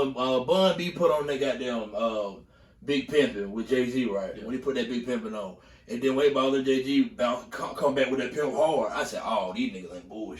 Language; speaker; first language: English; native; English